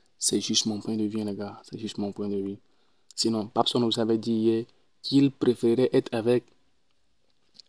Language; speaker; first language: French; non-native, local second language; Ewe